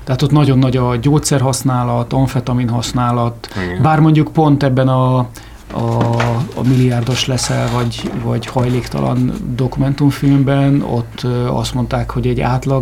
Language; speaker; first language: Hungarian; native; Hungarian